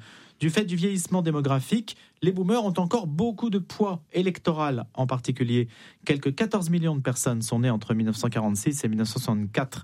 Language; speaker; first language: French; native; French